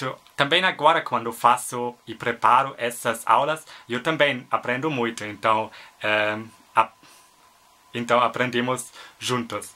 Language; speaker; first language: Portuguese; non-native, learner; German